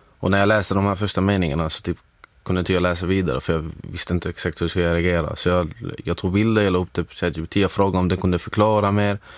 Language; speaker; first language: Swedish; non-native, fluent; Arabic